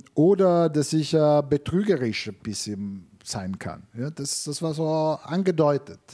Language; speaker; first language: German; non-native, fluent; Italian